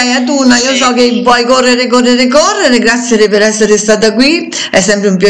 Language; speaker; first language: Italian; native; Italian